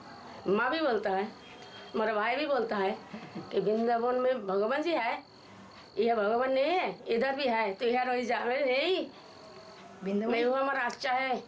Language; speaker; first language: Hindi; non-native, local second language; Bangla